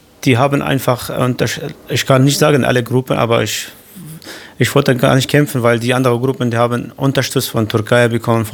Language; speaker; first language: German; non-native, learner; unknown